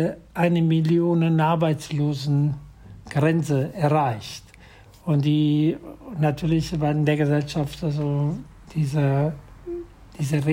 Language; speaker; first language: German; non-native, fluent; Italian